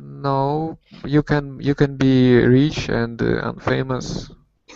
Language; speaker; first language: English; non-native, learner; Russian